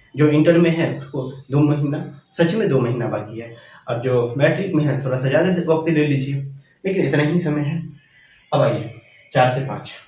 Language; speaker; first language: Hindi; native; Hindi